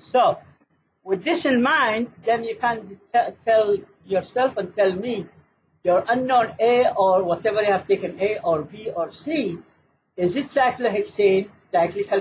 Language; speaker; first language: English; non-native, fluent; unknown